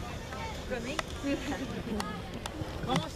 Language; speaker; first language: Spanish; non-native, learner; English